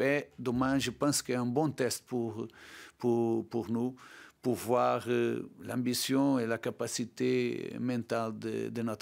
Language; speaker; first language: French; non-native, learner; Portuguese